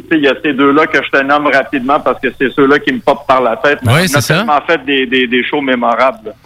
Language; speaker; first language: French; non-native, local second language; Spanish